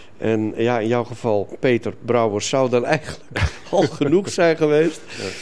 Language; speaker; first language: Dutch; native; Dutch